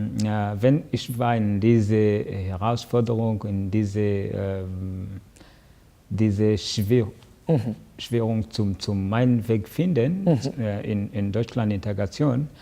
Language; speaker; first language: German; non-native, learner; Kinyarwanda